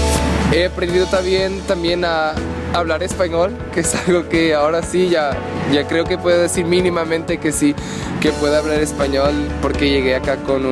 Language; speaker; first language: Spanish; non-native, fluent; Portuguese